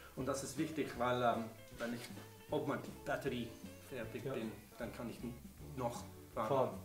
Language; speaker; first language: German; non-native, learner; English